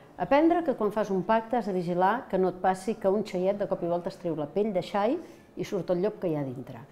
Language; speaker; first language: Catalan; native; Catalan